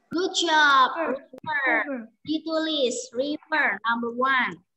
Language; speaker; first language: English; non-native, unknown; Indonesian